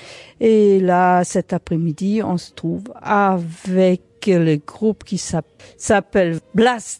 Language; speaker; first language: French; non-native, fluent; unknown